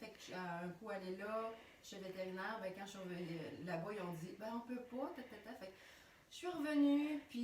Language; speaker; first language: French; native; French